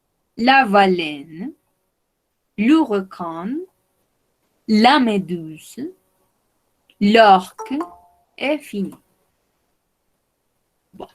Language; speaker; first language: French; non-native, fluent; Spanish